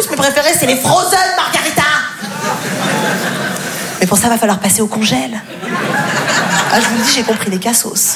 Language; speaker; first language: French; native; French